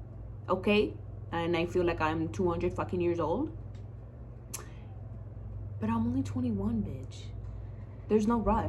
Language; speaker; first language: English; native; English